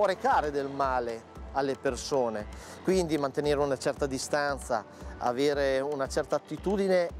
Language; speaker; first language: Italian; native; Italian